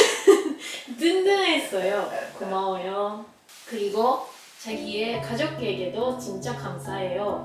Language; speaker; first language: Korean; non-native, learner; Japanese